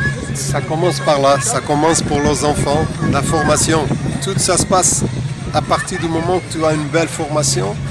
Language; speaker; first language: French; non-native, fluent; Portuguese